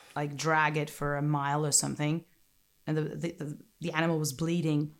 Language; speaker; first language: English; non-native, fluent; Greek